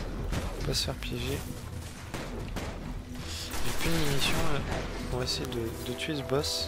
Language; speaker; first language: French; native; French